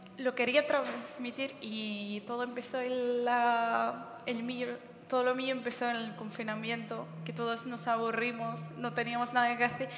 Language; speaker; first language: Spanish; early bilingual, other home language; Berber languages